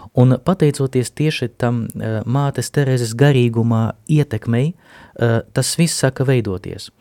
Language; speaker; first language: Latvian; non-native, local second language; Russian